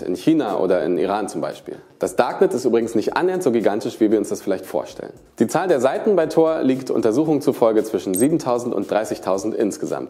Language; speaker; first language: German; native; German